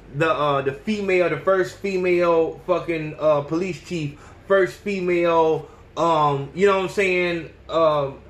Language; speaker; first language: English; native; English